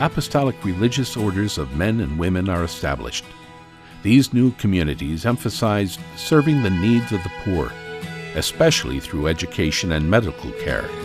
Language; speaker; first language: English; native; English